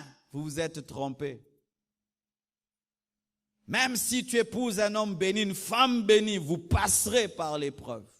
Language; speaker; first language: French; non-native, local second language; Lingala